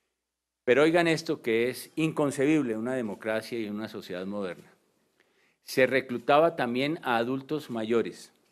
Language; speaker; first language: Spanish; native; Spanish